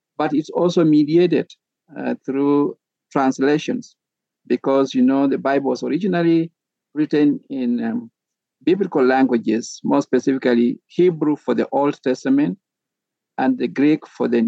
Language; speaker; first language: English; non-native, local second language; Kalenjin